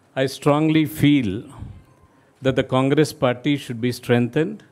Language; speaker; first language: English; non-native, local second language; Telugu